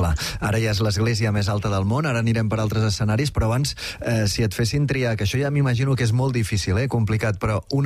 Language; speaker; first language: Catalan; native; Catalan